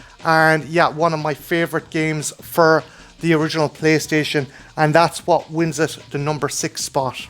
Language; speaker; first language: English; native; English